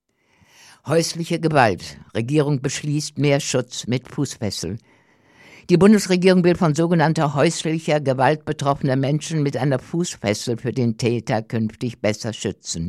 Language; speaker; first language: German; native; German